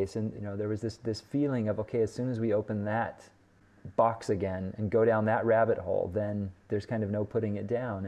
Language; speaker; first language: English; native; English